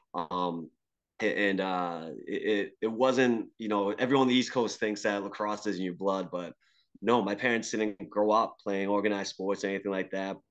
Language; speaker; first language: English; native; English